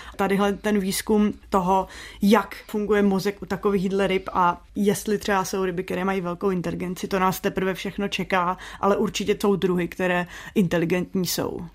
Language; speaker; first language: Czech; native; Czech